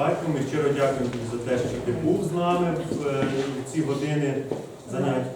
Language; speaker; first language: Ukrainian; native; Ukrainian